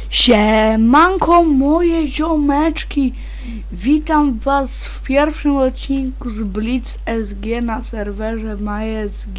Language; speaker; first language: Polish; native; Polish